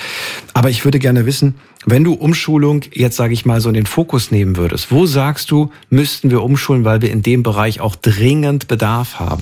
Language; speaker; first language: German; native; German